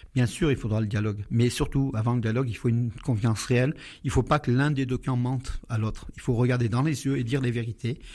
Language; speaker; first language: French; non-native, fluent; Armenian